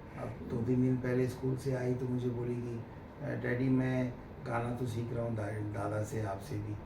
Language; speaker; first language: Hindi; non-native, local second language; Bangla